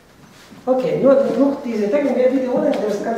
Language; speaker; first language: German; non-native, fluent; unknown